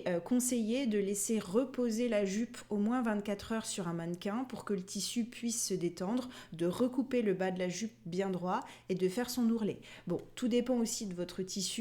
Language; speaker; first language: French; native; French